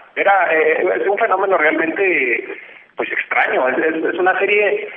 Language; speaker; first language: Spanish; native; Spanish